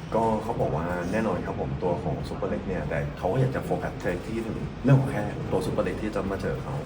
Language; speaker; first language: Thai; native; Thai